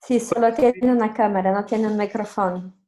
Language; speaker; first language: Spanish; non-native, fluent; Portuguese